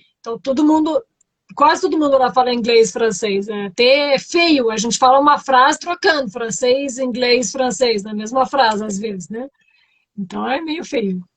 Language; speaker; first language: Portuguese; non-native, fluent; French